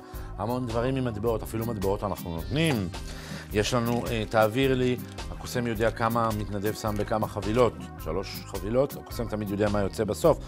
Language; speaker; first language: Hebrew; native; Hebrew